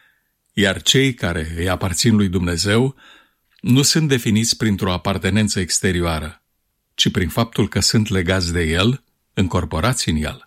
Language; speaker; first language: Romanian; native; Romanian